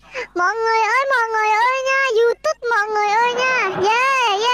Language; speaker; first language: Vietnamese; non-native, learner; Indonesian